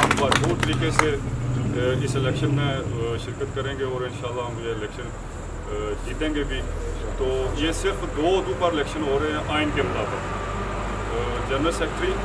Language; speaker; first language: Urdu; non-native, local second language; Pahari-Potwari